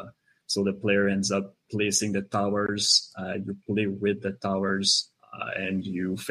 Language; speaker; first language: English; non-native, fluent; French